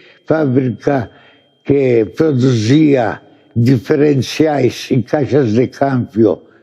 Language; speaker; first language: Portuguese; non-native, fluent; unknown